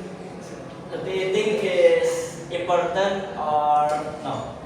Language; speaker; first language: English; non-native, learner; Indonesian